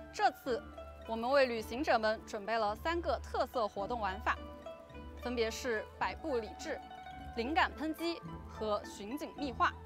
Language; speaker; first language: Chinese; native; Chinese